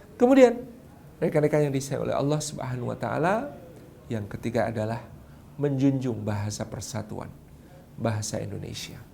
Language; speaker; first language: Indonesian; non-native, local second language; Javanese